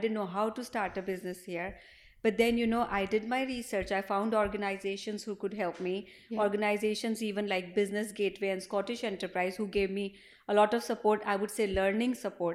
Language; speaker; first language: English; non-native, local second language; Hindi